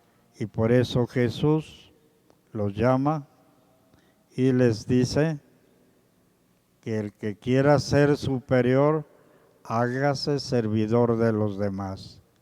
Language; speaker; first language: Spanish; native; Spanish